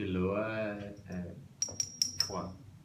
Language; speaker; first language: French; non-native, learner; Portuguese